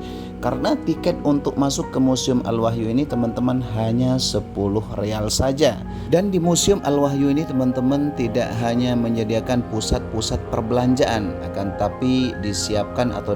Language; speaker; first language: Indonesian; native; Indonesian